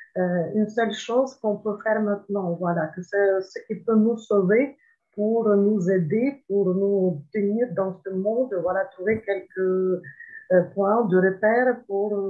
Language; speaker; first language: French; non-native, fluent; Ukrainian